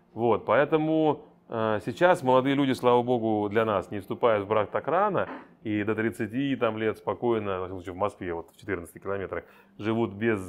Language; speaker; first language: Russian; native; Russian